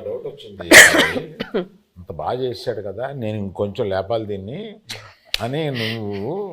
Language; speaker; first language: Telugu; native; Telugu